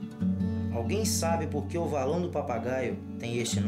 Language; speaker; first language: Portuguese; native; Portuguese